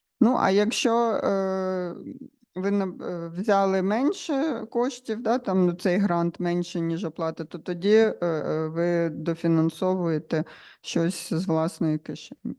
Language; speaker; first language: Ukrainian; native; Ukrainian